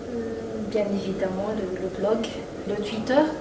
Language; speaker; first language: French; non-native, local second language; Malagasy